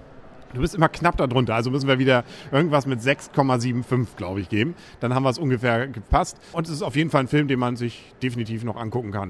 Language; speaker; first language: German; native; German